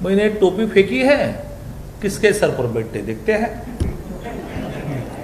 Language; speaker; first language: Hindi; non-native, local second language; Marathi